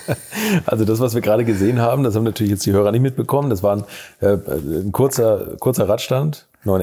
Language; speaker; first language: German; native; German